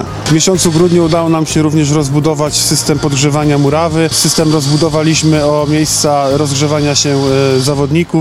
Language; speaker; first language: Polish; native; Polish